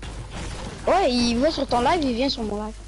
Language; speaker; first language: French; native; French